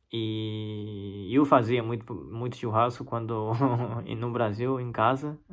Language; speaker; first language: Portuguese; non-native, fluent; Chinese